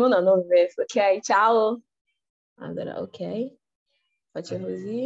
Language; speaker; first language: Italian; non-native, fluent; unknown